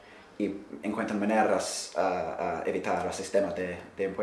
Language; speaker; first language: Spanish; non-native, fluent; English